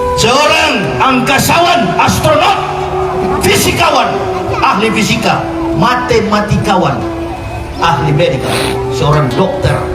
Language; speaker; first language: Indonesian; native; Indonesian